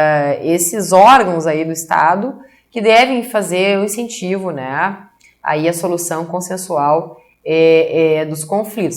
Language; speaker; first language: Portuguese; native; Portuguese